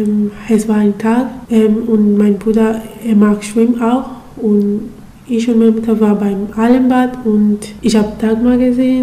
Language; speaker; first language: German; non-native, learner; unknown